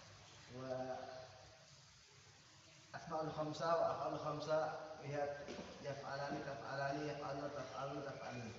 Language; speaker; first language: Arabic; non-native, learner; Indonesian